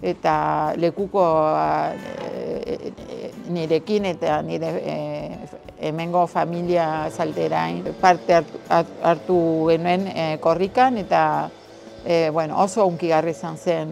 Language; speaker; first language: Basque; non-native, learner; Spanish